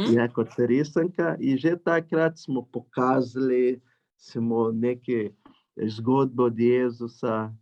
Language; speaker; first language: Slovenian; non-native, learner; Portuguese